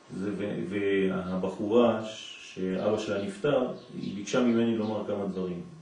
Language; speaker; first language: Hebrew; non-native, fluent; French